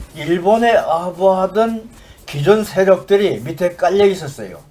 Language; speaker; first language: Korean; native; Korean